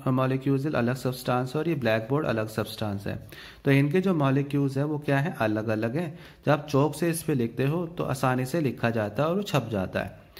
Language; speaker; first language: Hindi; native; Hindi